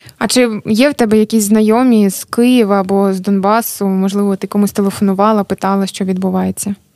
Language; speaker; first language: Ukrainian; native; Ukrainian